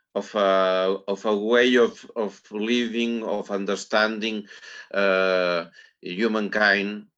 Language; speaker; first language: English; non-native, learner; Catalan